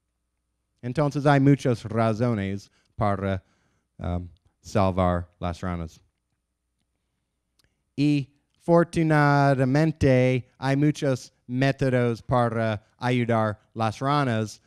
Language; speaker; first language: Spanish; non-native, learner; English